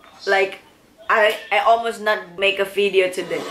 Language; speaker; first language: English; non-native, fluent; Indonesian